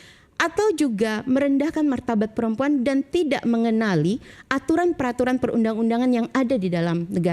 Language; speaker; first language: Indonesian; native; Indonesian